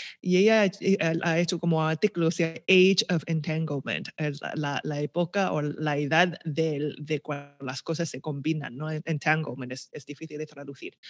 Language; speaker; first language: Spanish; non-native, fluent; Chinese